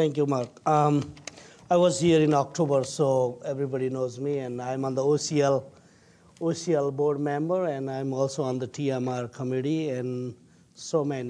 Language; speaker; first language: English; non-native, fluent; Nepali